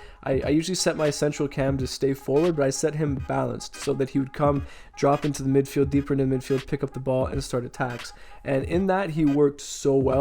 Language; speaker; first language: English; native; English